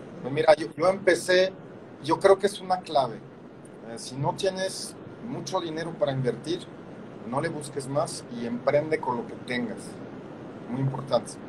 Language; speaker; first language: Spanish; non-native, fluent; French